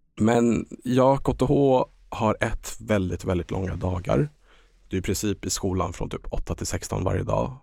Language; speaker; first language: Swedish; early bilingual, other home language; Estonian